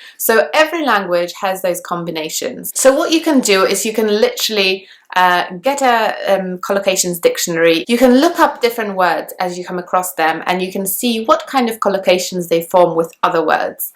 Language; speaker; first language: English; non-native, fluent; Polish